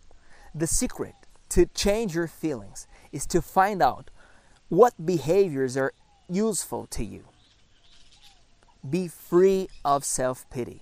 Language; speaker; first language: English; non-native, fluent; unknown